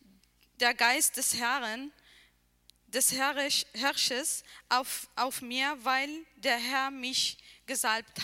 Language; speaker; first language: German; non-native, learner; Arabic